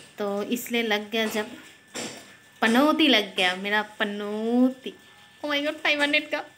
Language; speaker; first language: Hindi; non-native, local second language; Bangla